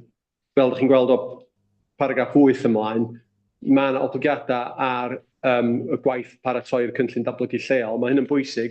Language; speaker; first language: Welsh; native; Welsh